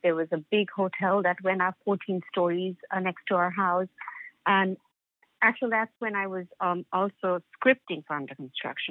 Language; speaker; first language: English; non-native, local second language; Bangla